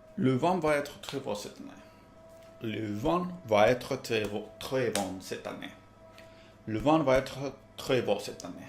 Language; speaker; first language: French; non-native, learner; Spanish